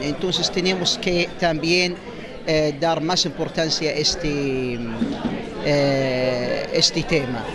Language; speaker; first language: Spanish; non-native, fluent; Arabic